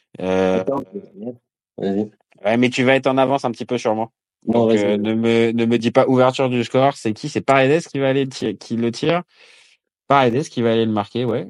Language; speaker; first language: French; native; French